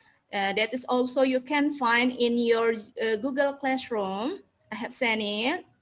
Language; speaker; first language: English; non-native, learner; Indonesian